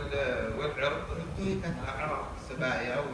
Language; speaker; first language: Arabic; native; Arabic